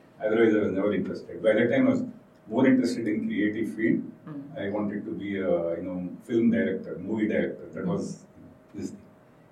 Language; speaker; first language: English; non-native, local second language; Kannada